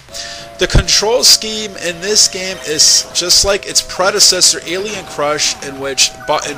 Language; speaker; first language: English; native; English